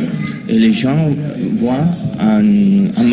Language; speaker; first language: French; non-native, learner; Spanish